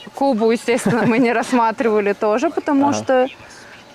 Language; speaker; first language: Russian; native; Russian